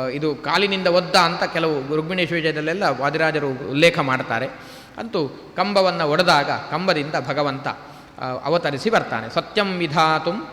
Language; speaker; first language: Kannada; native; Kannada